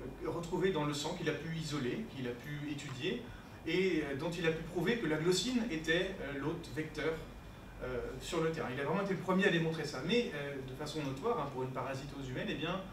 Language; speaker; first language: French; native; French